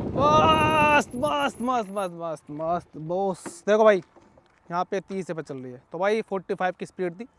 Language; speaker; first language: Hindi; native; Hindi